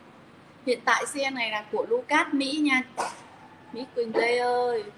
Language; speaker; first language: Vietnamese; native; Vietnamese